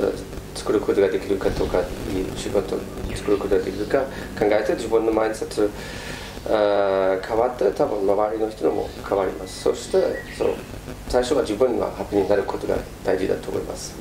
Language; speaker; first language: Japanese; non-native, fluent; German